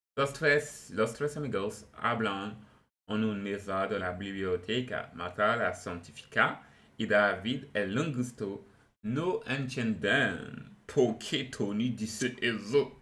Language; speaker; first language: Spanish; non-native, learner; French